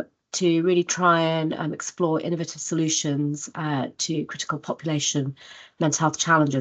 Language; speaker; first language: English; native; English